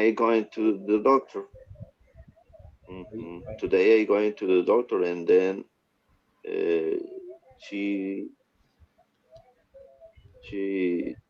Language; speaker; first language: English; non-native, learner; Spanish